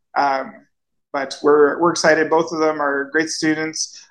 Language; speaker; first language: English; native; English